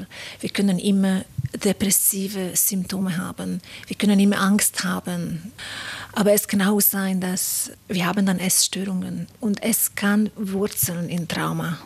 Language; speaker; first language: German; non-native, fluent; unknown